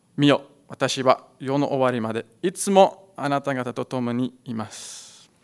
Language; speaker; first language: Japanese; non-native, learner; Afrikaans